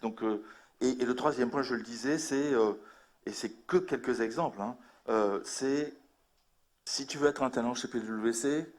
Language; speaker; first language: French; native; French